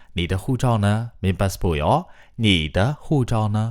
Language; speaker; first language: Chinese; non-native, fluent; Burmese